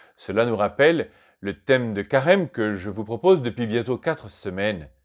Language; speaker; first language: French; native; French